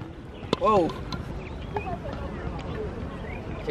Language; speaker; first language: Chinese; non-native, learner; Indonesian